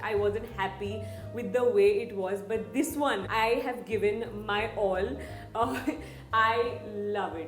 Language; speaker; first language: English; non-native, local second language; Hindi